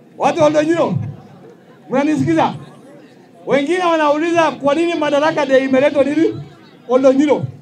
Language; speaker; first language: Swahili; non-native, local second language; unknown